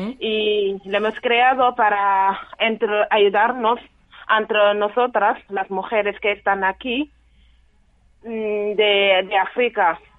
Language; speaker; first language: Spanish; non-native, fluent; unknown